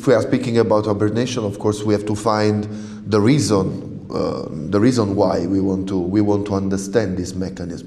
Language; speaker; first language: English; non-native, fluent; Italian